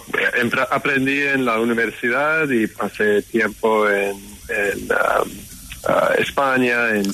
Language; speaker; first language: Spanish; non-native, fluent; English